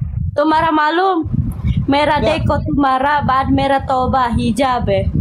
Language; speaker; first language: Hindi; non-native, learner; Pashto